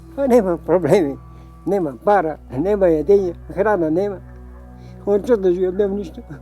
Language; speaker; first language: Macedonian; native; Macedonian